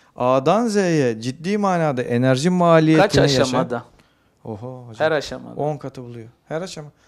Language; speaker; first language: Turkish; native; Turkish